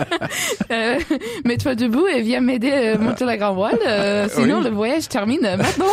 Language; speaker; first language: French; non-native, fluent; English